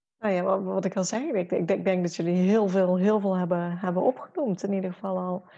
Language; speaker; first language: Dutch; native; Dutch